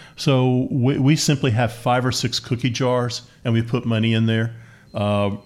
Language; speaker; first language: English; native; English